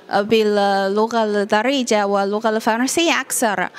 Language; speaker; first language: Arabic; non-native, learner; Chinese